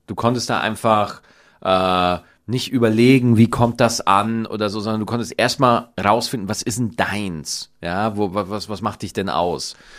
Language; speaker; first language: German; native; German